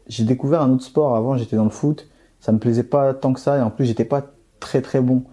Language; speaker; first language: French; early bilingual, other home language; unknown